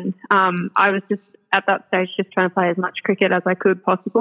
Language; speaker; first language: English; native; English